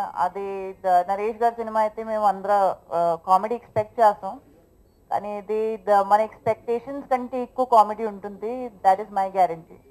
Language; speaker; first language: Telugu; non-native, local second language; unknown